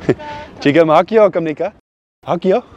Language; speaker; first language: Korean; non-native, learner; Dutch